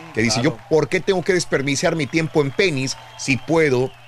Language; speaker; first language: Spanish; native; Spanish